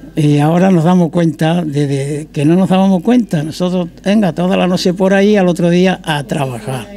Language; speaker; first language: Spanish; native; Spanish